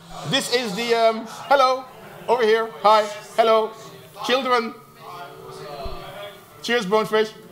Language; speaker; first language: English; non-native, fluent; Dutch